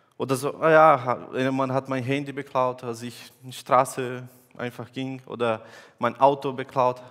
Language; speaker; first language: German; non-native, fluent; Portuguese